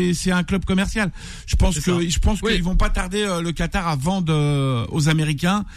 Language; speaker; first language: French; native; French